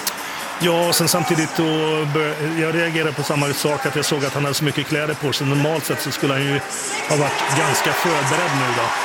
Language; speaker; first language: Swedish; native; Swedish